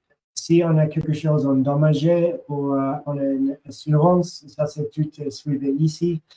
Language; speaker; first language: French; non-native, learner; English